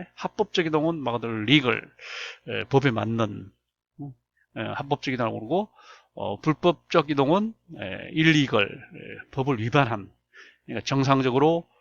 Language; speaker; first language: Korean; native; Korean